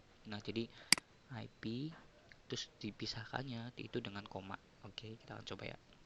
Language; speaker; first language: Indonesian; native; Indonesian